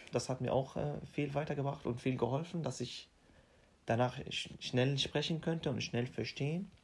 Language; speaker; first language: German; non-native, fluent; Arabic